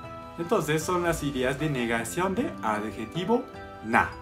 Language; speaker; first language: Spanish; non-native, fluent; Japanese